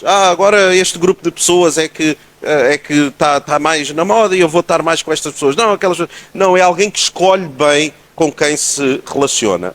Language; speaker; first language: Portuguese; native; Portuguese